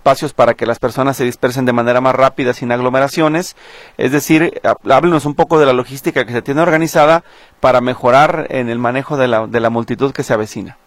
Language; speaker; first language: Spanish; native; Spanish